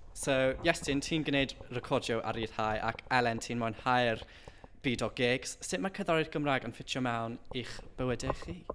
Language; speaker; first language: Welsh; non-native, local second language; English